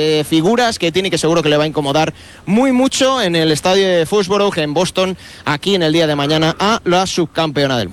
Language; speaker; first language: Spanish; native; Spanish